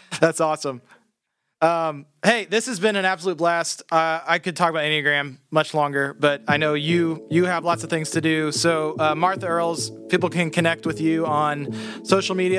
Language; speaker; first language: English; native; English